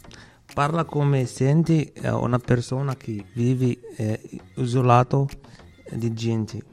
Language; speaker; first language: Italian; non-native, learner; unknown